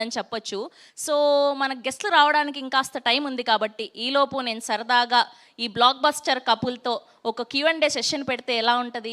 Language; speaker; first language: Telugu; native; Telugu